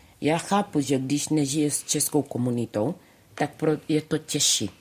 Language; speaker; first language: Czech; early bilingual, other home language; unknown